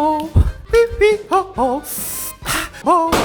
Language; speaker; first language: Korean; native; Korean